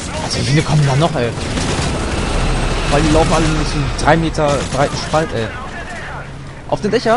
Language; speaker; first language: German; native; German